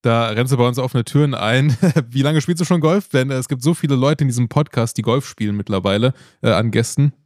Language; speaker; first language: German; native; German